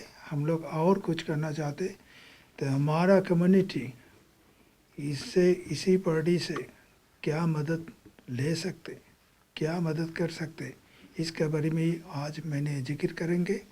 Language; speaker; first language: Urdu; non-native, fluent; Bangla